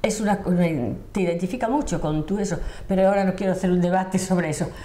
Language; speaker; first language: Spanish; non-native, local second language; Galician